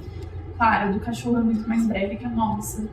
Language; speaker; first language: Portuguese; native; Portuguese